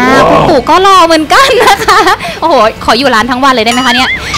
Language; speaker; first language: Thai; early bilingual, heritage; Thai